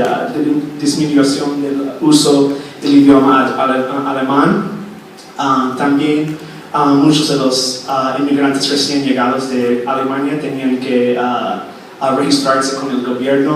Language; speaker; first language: Spanish; non-native, fluent; English